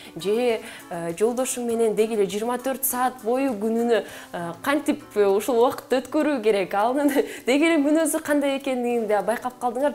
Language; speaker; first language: Kyrgyz; native; Kyrgyz